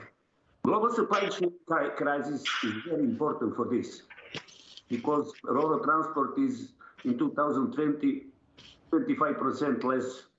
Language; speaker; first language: English; non-native, learner; Serbian